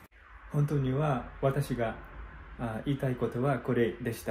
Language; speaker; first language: Japanese; non-native, learner; Nepali